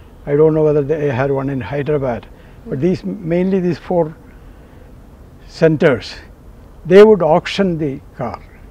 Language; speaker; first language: English; non-native, local second language; Malayalam